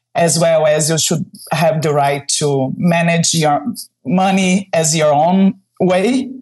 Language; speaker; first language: English; non-native, fluent; Portuguese